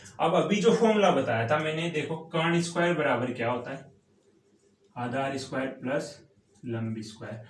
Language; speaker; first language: Hindi; native; Hindi